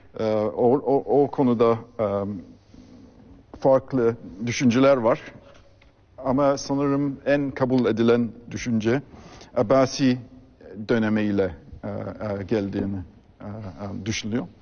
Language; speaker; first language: Turkish; non-native, fluent; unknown